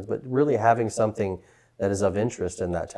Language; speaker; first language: English; native; English